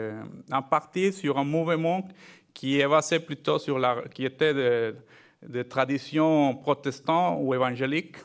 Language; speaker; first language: French; non-native, fluent; Spanish